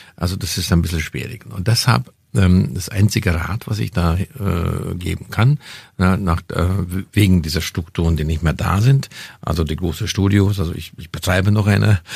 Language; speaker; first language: German; non-native, fluent; Hungarian